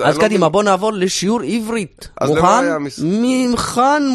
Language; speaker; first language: Hebrew; native; Hebrew